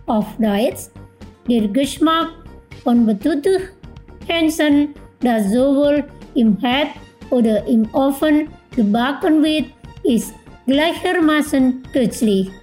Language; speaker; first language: German; non-native, local second language; Indonesian